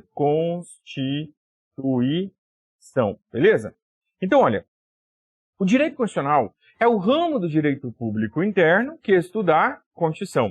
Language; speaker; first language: Portuguese; native; Portuguese